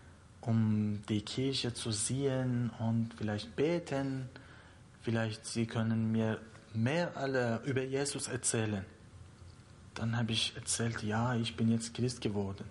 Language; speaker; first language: German; non-native, learner; Persian